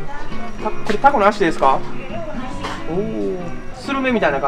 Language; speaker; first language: Japanese; native; Japanese